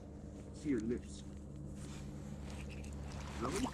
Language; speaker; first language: English; native; English